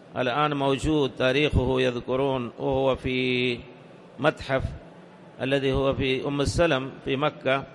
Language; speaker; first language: Arabic; non-native, fluent; Urdu